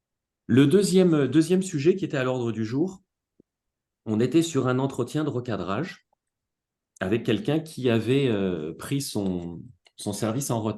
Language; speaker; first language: French; native; French